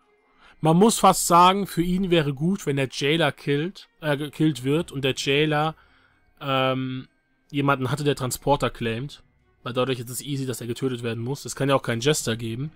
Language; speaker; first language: German; native; German